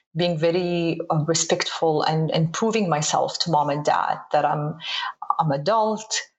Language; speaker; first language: English; non-native, fluent; Arabic